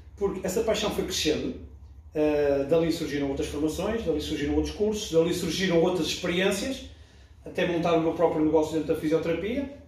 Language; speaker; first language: Portuguese; early bilingual, other home language; French